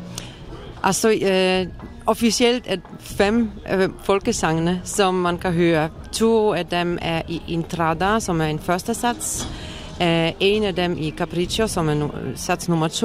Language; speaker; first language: Danish; non-native, learner; Polish